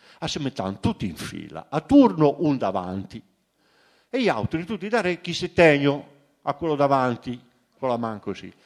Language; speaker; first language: Italian; native; Italian